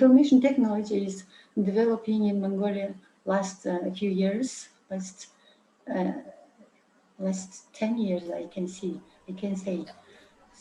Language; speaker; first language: English; non-native, learner; Mongolian